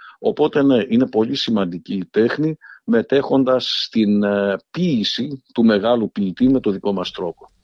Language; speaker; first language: Greek; early bilingual, heritage; Greek